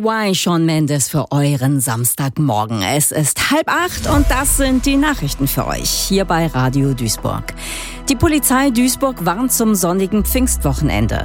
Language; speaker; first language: German; native; German